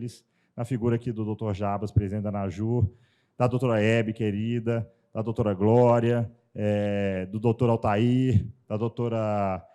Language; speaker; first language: Portuguese; native; Portuguese